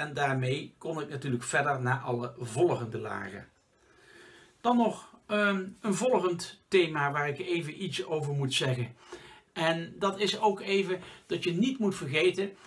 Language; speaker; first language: Dutch; native; Dutch